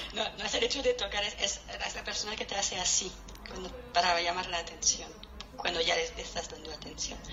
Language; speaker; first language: Spanish; non-native, fluent; French